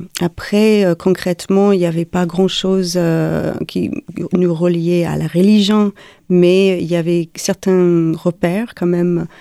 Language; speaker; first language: French; non-native, fluent; English